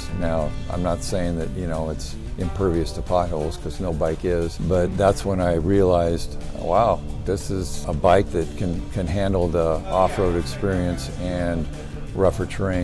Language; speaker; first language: English; native; English